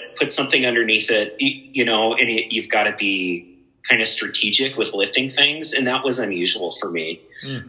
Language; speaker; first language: English; native; English